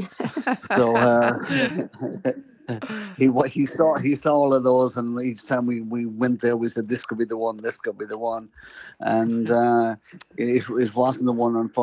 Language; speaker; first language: English; native; English